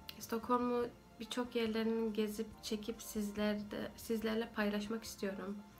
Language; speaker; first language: Turkish; early bilingual, heritage; Turkish